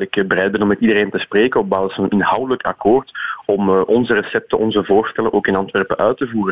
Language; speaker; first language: Dutch; native; Dutch